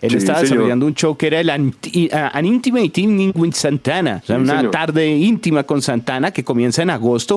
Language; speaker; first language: Spanish; native; Spanish